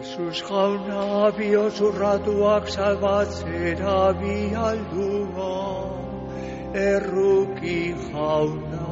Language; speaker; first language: Basque; native; Basque